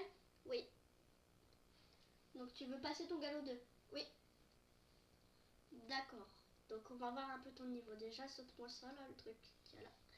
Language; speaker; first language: French; native; French